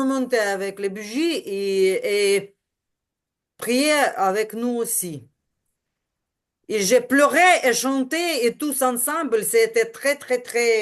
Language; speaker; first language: French; non-native, learner; Ukrainian